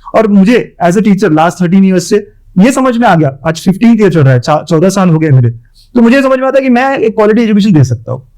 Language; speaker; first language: Hindi; non-native, local second language; Marathi